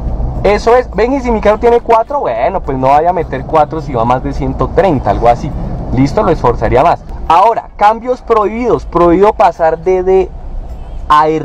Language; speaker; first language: Spanish; native; Spanish